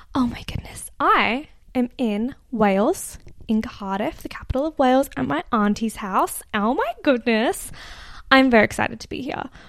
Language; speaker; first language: English; native; English